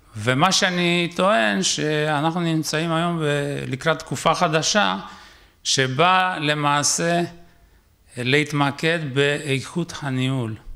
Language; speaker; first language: Hebrew; native; Hebrew